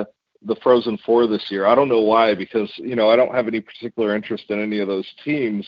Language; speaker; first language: English; native; English